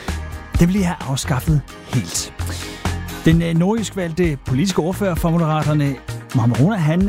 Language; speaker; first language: Danish; native; Danish